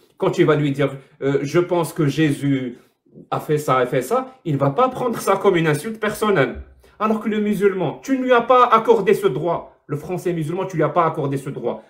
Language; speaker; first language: French; non-native, local second language; Arabic